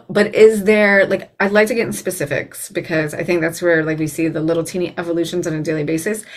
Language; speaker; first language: English; native; English